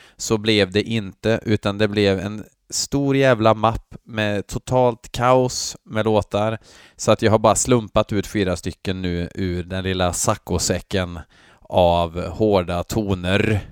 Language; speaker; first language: Swedish; native; Swedish